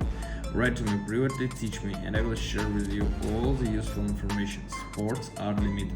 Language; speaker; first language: English; non-native, fluent; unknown